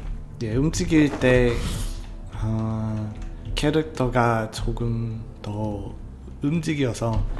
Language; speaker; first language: Korean; non-native, learner; English